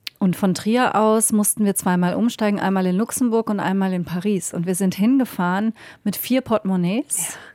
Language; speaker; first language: German; native; German